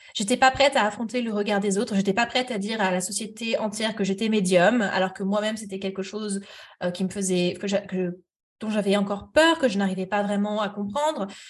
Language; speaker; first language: French; native; French